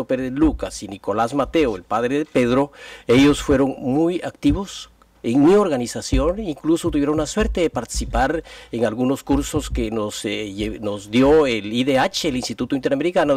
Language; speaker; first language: Spanish; native; Spanish